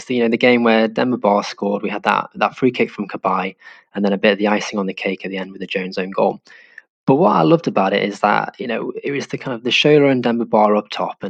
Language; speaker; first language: English; native; English